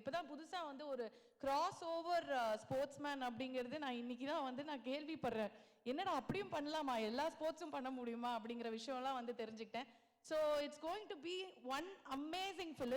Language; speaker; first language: Tamil; native; Tamil